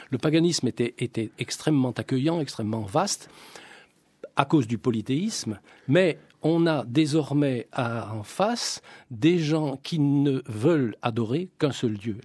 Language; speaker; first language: French; native; French